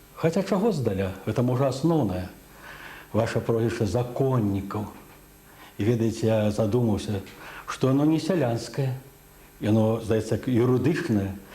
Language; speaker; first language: Belarusian; native; Belarusian